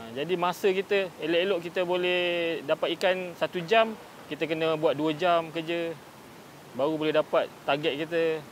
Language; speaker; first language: Malay; native; Malay